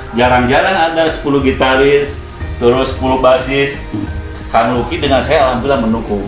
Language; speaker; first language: Indonesian; native; Indonesian